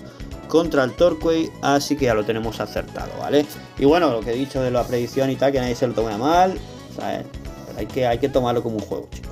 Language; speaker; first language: Spanish; native; Spanish